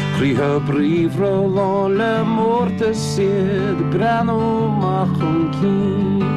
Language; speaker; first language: English; native; English